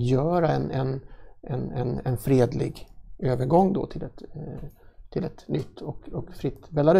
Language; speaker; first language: Swedish; native; Swedish